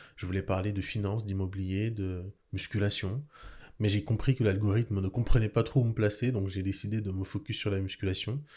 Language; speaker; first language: French; early bilingual, other home language; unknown